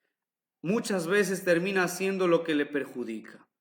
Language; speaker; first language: Spanish; native; Spanish